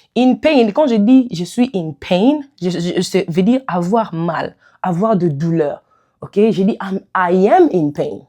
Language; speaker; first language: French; non-native, local second language; Lingala